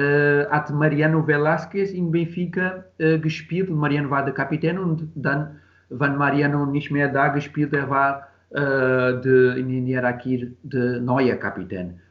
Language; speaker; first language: German; non-native, learner; Portuguese